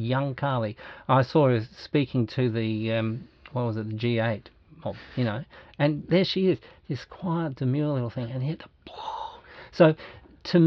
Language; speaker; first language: English; native; English